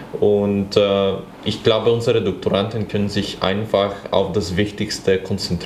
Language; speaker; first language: German; non-native, fluent; Bulgarian